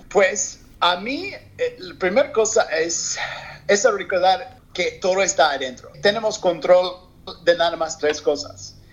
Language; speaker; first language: Spanish; non-native, learner; English